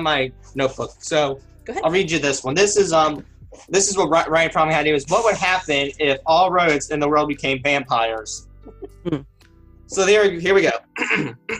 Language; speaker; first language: English; native; English